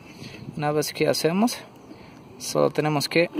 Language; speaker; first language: Spanish; non-native, learner; English